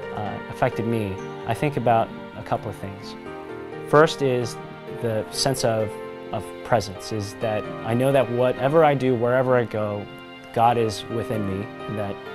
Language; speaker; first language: English; native; English